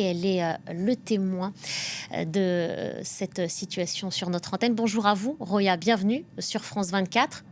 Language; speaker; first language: French; native; French